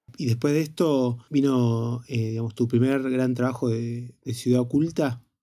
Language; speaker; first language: Spanish; native; Spanish